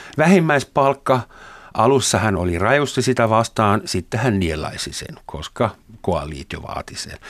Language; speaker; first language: Finnish; non-native, fluent; German